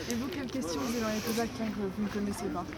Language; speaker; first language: French; native; French